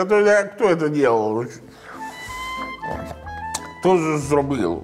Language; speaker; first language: Ukrainian; non-native, learner; Italian